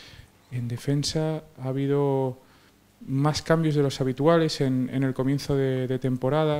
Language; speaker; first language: Spanish; native; Spanish